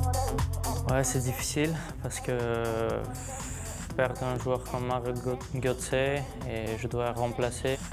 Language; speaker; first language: French; early bilingual, other home language; Armenian